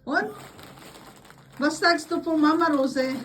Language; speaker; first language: German; non-native, learner; Filipino